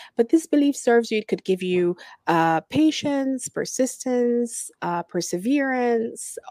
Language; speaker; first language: English; non-native, fluent; Arabic